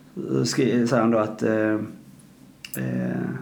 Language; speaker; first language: Swedish; native; Swedish